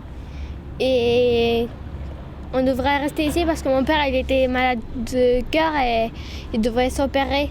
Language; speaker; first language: French; early bilingual, other home language; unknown